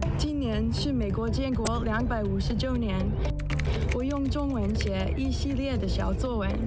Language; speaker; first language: Chinese; non-native, fluent; English